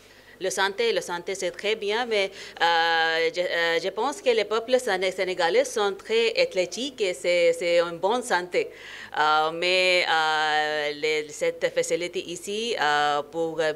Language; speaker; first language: French; non-native, learner; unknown